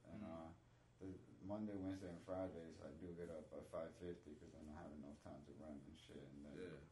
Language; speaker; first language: English; non-native, fluent; Spanish